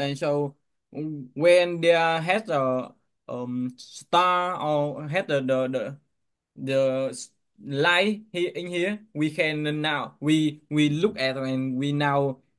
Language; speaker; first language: English; non-native, learner; Vietnamese